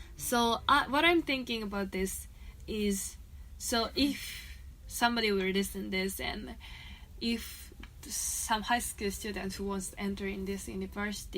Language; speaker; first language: English; non-native, fluent; Japanese